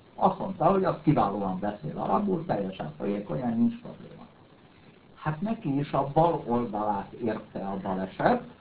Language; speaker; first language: Hungarian; native; Hungarian